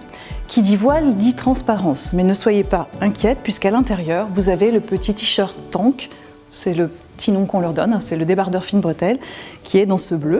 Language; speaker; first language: French; native; French